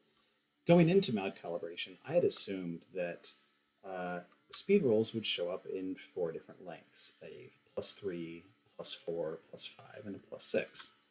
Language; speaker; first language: English; native; English